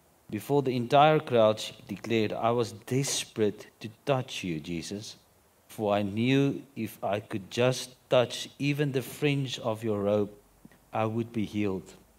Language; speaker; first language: English; non-native, local second language; Afrikaans